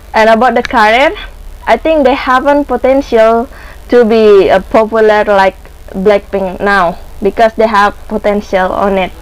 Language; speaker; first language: English; non-native, learner; Indonesian